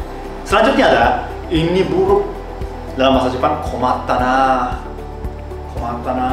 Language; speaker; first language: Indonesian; non-native, fluent; Japanese